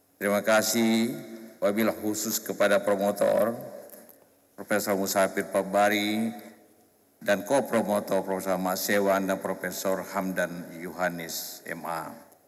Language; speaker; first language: Indonesian; non-native, local second language; Buginese